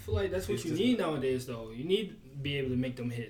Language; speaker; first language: English; native; English